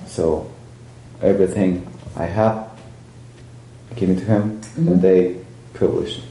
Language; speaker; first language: English; non-native, learner; Spanish